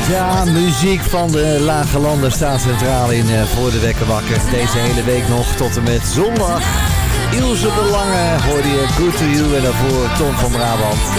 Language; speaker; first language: Dutch; native; Dutch